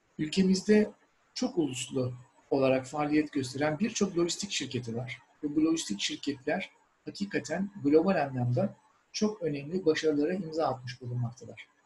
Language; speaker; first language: Turkish; native; Turkish